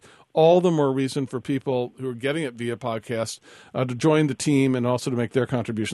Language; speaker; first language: English; native; English